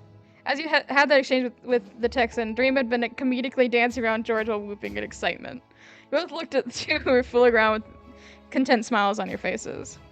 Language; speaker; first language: English; native; English